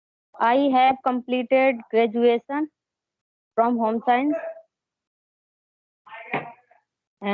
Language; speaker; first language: English; non-native, learner; Hindi